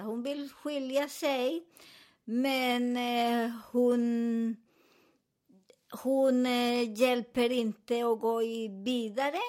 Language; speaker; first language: Swedish; non-native, learner; Spanish